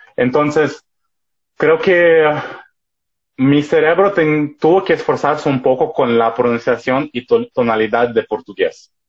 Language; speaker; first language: Spanish; non-native, fluent; Russian